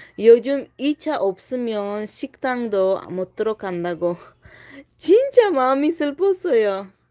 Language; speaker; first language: Korean; non-native, fluent; Tajik